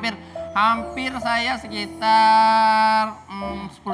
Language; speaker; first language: Indonesian; native; Indonesian